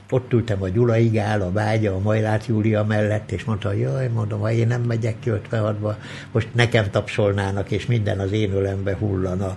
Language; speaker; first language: Hungarian; early bilingual, other home language; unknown